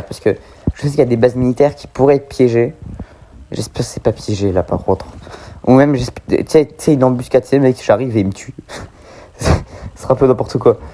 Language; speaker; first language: French; native; French